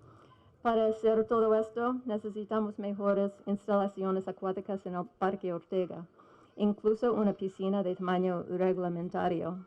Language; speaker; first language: Spanish; non-native, fluent; English